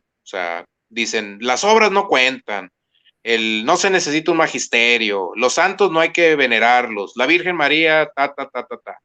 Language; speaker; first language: Spanish; native; Spanish